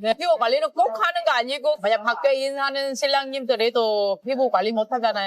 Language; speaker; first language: Korean; non-native, fluent; Vietnamese